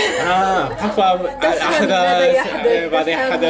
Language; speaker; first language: Arabic; non-native, learner; Korean